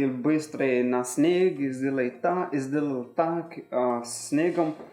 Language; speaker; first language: Russian; non-native, learner; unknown